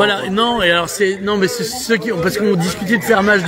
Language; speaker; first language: French; native; French